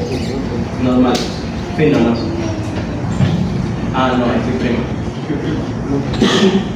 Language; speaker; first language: Spanish; native; Spanish